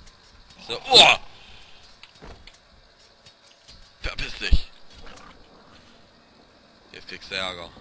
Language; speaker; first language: German; native; German